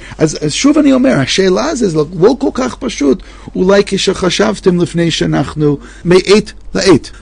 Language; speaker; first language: Hebrew; non-native, fluent; English